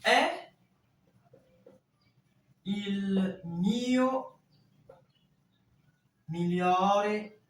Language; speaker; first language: Italian; non-native, fluent; French